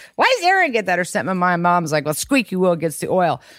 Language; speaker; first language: English; native; English